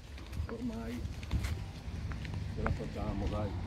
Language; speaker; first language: Italian; native; Italian